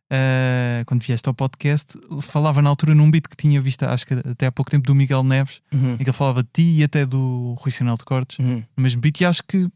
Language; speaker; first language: Portuguese; native; Portuguese